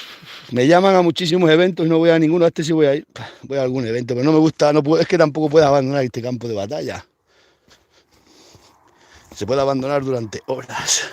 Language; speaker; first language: Spanish; native; Spanish